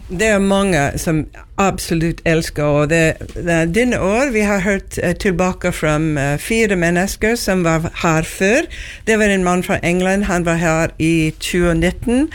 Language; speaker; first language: Norwegian; non-native, learner; English